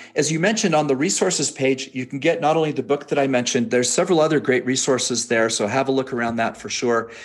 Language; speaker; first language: English; native; English